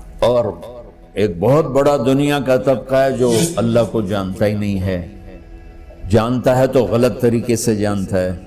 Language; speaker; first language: Urdu; non-native, local second language; Punjabi